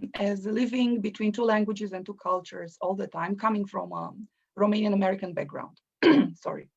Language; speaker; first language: English; non-native, fluent; Romanian